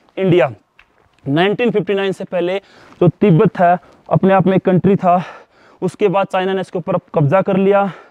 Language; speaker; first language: Hindi; native; Hindi